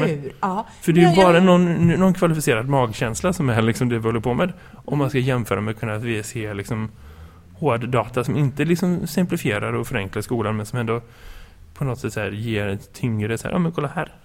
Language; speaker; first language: Swedish; native; Swedish